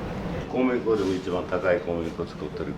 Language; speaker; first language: Japanese; native; Japanese